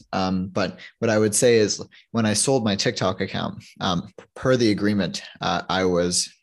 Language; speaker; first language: English; native; English